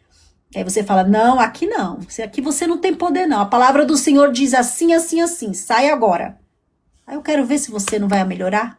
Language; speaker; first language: Portuguese; native; Portuguese